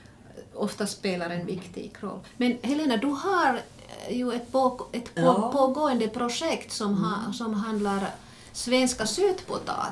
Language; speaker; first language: Swedish; non-native, local second language; Finnish